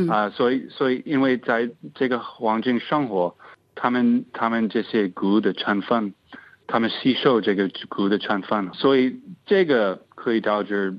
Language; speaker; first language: Chinese; non-native, fluent; English